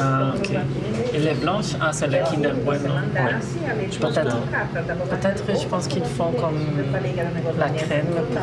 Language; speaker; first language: French; non-native, fluent; Portuguese